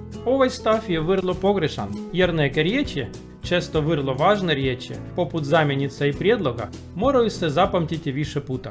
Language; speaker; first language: Croatian; non-native, learner; Russian